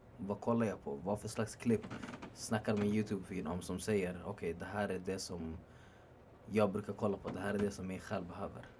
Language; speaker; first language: Swedish; early bilingual, other home language; Arabic